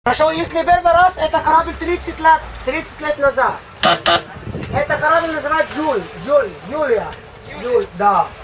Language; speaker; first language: Russian; non-native, learner; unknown